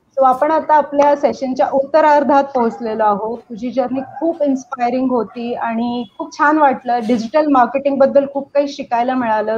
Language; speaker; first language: Marathi; native; Marathi